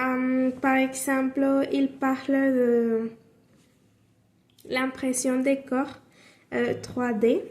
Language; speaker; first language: French; non-native, learner; Spanish